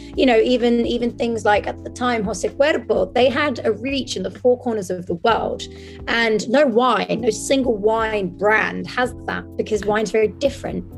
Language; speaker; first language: English; early bilingual, other home language; French